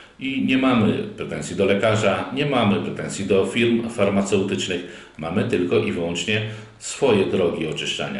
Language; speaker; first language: Polish; native; Polish